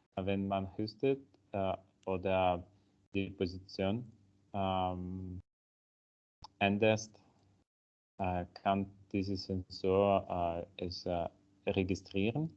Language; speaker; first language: German; non-native, learner; Italian